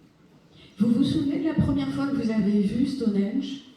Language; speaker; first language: French; native; French